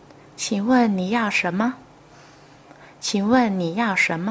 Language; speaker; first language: Chinese; non-native, fluent; Vietnamese